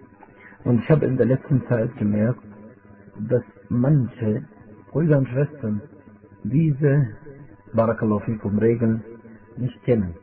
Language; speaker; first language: German; non-native, fluent; Arabic